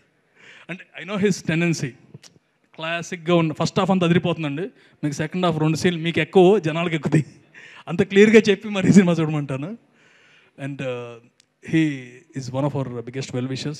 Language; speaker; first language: Telugu; native; Telugu